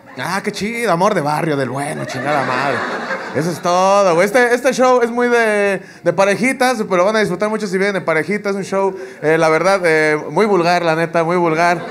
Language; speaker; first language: Spanish; native; Spanish